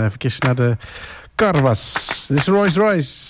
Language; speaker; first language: Dutch; native; Dutch